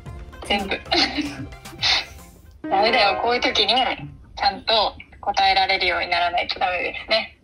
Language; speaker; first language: Japanese; native; Japanese